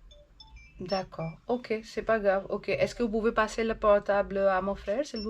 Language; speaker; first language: French; non-native, learner; Hindi